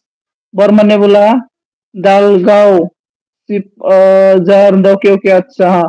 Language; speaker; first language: Hindi; non-native, local second language; Bodo